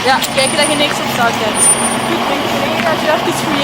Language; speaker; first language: Dutch; native; Dutch